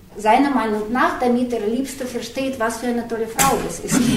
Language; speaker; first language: German; non-native, fluent; Russian